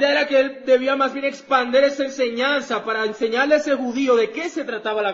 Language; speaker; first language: Spanish; native; Spanish